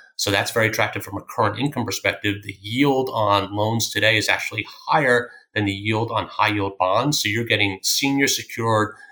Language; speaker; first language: English; native; English